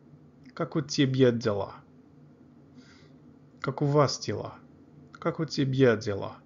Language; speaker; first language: Russian; non-native, learner; English